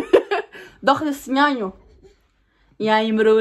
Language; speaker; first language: German; non-native, learner; Somali